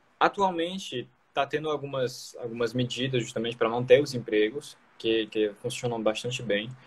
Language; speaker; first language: Portuguese; non-native, fluent; French